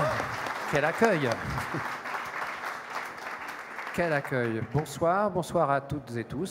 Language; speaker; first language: French; native; French